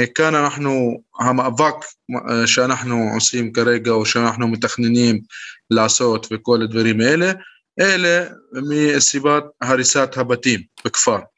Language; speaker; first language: Hebrew; non-native, local second language; Arabic